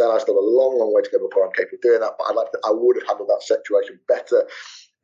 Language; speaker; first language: English; native; English